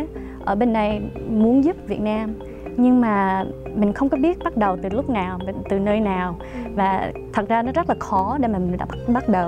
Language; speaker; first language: Vietnamese; early bilingual, heritage; Vietnamese